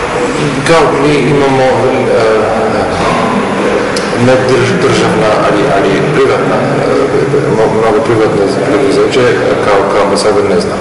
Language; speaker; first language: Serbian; non-native, learner; German